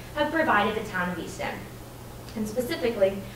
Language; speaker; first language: English; native; English